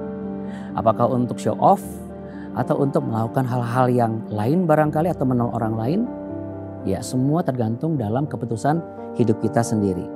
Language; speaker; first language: Indonesian; native; Indonesian